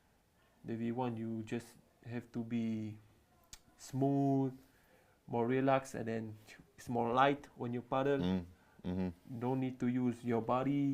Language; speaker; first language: English; non-native, learner; French